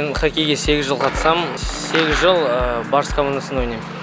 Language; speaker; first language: Kazakh; non-native, local second language; Russian